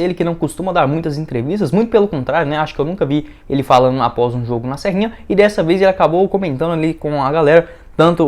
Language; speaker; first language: Portuguese; native; Portuguese